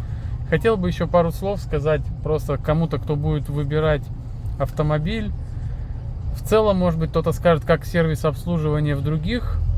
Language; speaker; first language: Russian; native; Russian